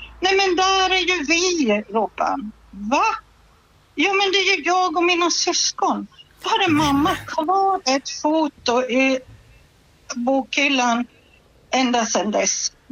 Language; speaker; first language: Swedish; native; Swedish